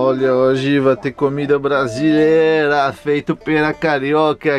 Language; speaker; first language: Portuguese; non-native, fluent; French